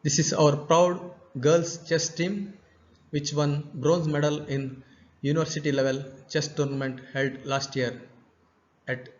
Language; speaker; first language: English; non-native, local second language; Kannada